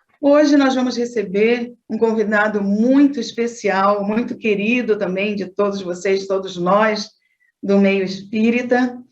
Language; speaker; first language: Portuguese; native; Portuguese